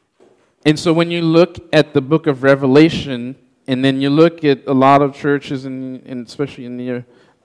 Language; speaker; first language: English; non-native, fluent; Haitian Creole